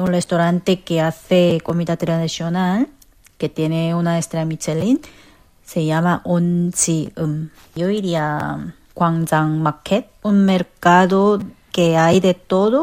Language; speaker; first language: Spanish; non-native, fluent; Korean